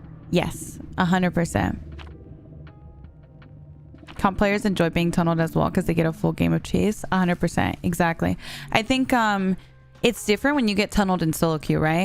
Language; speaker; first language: English; early bilingual, heritage; Spanish